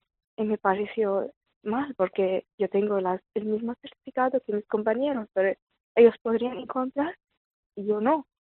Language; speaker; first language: Spanish; non-native, fluent; Arabic